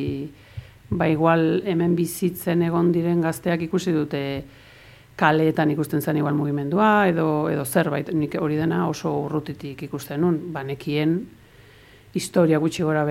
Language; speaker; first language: Basque; early bilingual, heritage; Spanish